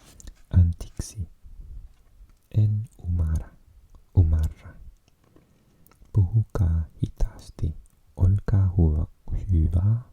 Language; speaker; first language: Finnish; non-native, learner; English